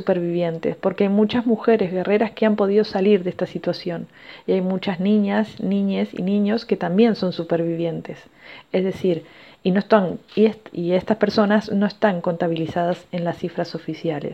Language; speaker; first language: Spanish; native; Spanish